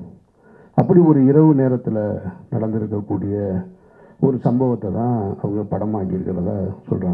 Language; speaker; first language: Tamil; native; Tamil